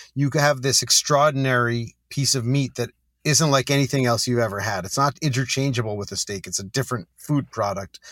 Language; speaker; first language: English; native; English